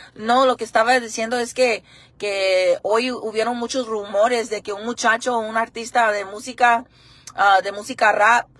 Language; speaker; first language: Spanish; early bilingual, heritage; Spanish